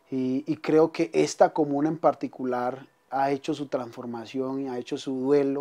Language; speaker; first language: Spanish; native; Spanish